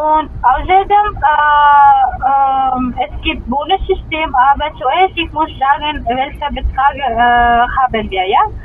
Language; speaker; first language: German; non-native, learner; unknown